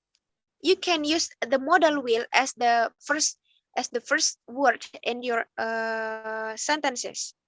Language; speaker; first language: English; non-native, learner; Indonesian